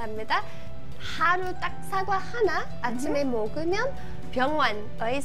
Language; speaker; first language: Korean; non-native, learner; English